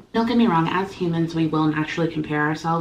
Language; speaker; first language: English; native; English